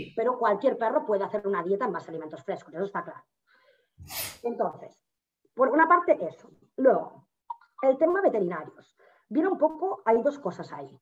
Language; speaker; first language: Spanish; native; Spanish